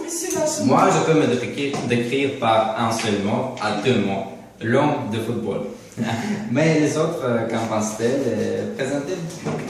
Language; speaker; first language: French; non-native, learner; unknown